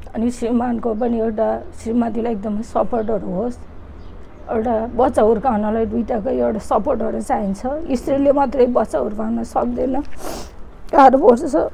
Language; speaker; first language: Nepali; native; Nepali